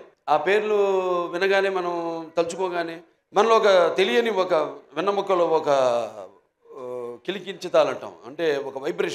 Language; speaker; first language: Telugu; native; Telugu